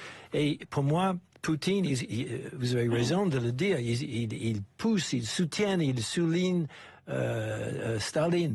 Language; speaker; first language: French; non-native, fluent; English